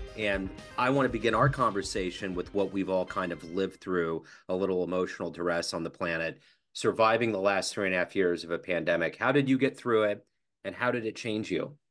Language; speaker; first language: English; native; English